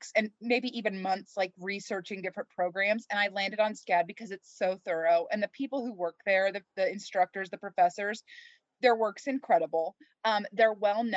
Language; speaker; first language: English; native; English